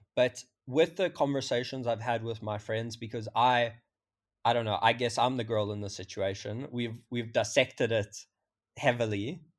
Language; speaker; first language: English; native; English